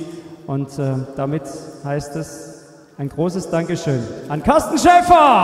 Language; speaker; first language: German; native; German